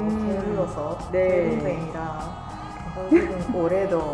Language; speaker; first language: Korean; non-native, fluent; Japanese